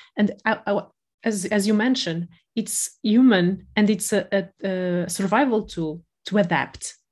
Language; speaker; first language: English; non-native, fluent; Spanish